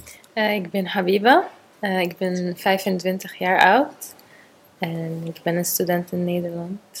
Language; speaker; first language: Dutch; non-native, learner; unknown